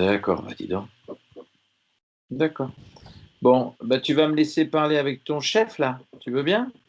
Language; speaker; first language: French; native; French